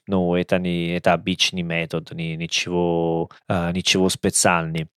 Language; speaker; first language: Russian; non-native, learner; Italian